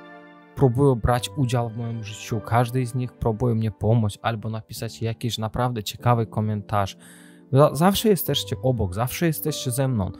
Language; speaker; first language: Polish; non-native, learner; Azerbaijani